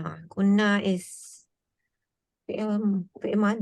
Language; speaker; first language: English; non-native, local second language; Malay